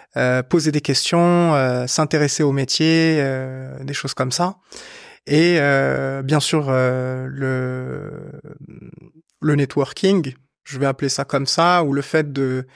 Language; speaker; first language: French; non-native, local second language; Arabic